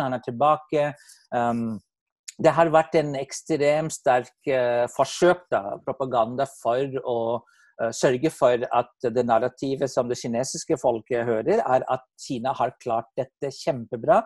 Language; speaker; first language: Norwegian; non-native, fluent; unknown